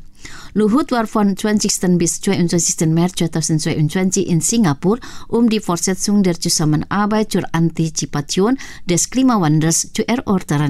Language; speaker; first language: German; non-native, fluent; Indonesian